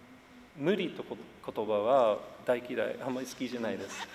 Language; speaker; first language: Japanese; non-native, fluent; English